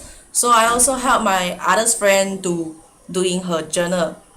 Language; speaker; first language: English; non-native, local second language; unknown